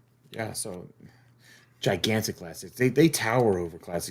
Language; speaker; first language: English; native; English